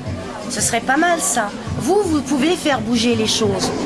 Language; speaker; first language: French; native; French